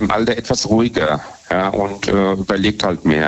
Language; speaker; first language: German; native; German